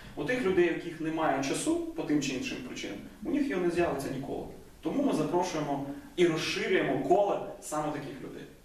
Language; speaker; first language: Ukrainian; native; Ukrainian